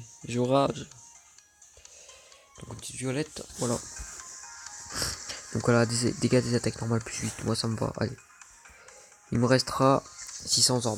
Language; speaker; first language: French; native; French